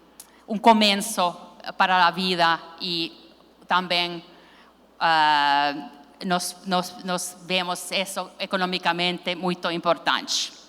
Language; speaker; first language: Portuguese; non-native, learner; Finnish